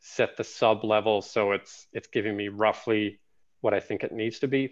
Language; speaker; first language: English; native; English